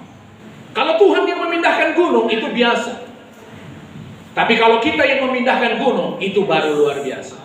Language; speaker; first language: Indonesian; native; Indonesian